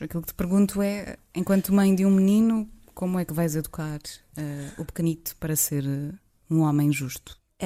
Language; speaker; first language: Portuguese; native; Portuguese